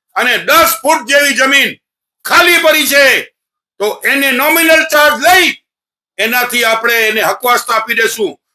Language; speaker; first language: Gujarati; non-native, local second language; Sindhi